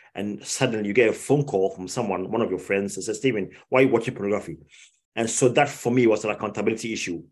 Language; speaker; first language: English; non-native, local second language; Akan